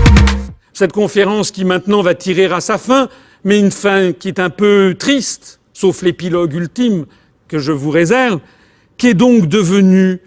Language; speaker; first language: French; native; French